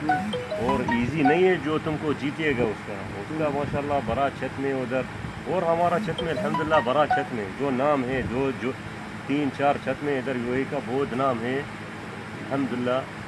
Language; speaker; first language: Hindi; non-native, learner; Arabic